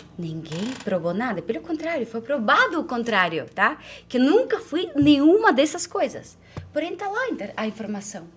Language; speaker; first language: Portuguese; non-native, fluent; Ukrainian